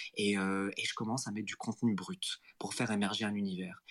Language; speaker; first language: French; non-native, local second language; Arabic